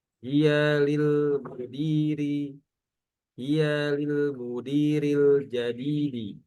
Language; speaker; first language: Arabic; non-native, learner; Indonesian